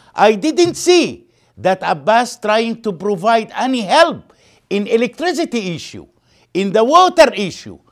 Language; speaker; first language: English; non-native, fluent; Arabic